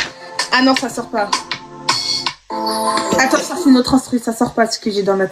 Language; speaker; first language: French; native; French